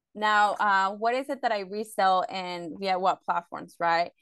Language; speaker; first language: English; early bilingual, other home language; Spanish